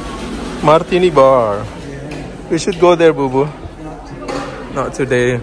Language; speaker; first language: English; non-native, learner; Indonesian